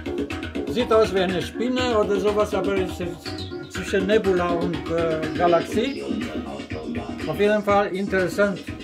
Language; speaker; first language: German; non-native, fluent; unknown